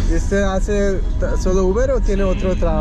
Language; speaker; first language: Spanish; non-native, learner; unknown